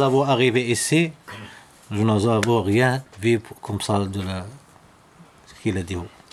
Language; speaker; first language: French; non-native, learner; Arabic